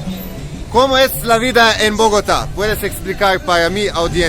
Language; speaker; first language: Spanish; non-native, learner; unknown